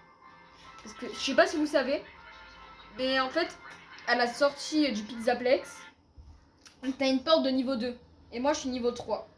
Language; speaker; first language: French; native; French